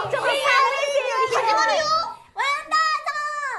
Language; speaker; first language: Japanese; native; Japanese